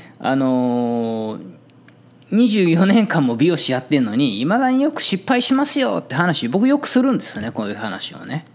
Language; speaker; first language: Japanese; native; Japanese